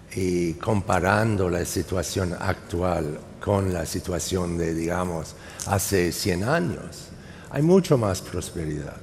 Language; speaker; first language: Spanish; non-native, fluent; English